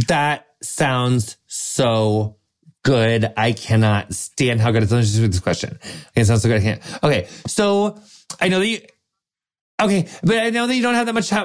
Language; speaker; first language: English; native; English